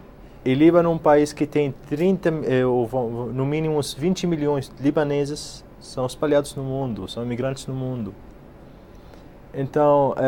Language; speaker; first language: Portuguese; non-native, fluent; Arabic